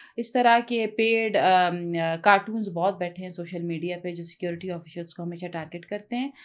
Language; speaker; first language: Urdu; non-native, local second language; Pashto